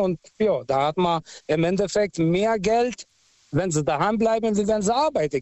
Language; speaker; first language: German; non-native, local second language; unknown